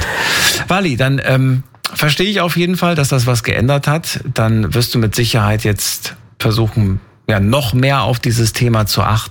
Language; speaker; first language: German; native; German